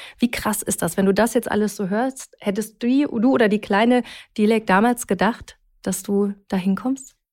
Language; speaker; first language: German; native; German